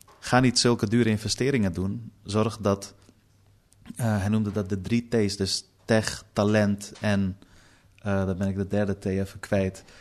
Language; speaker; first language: Dutch; early bilingual, other home language; Persian